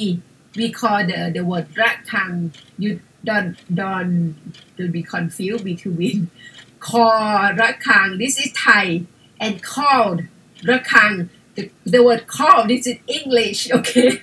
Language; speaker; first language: English; non-native, fluent; Thai